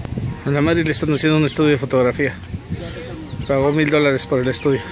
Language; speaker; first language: Spanish; native; Spanish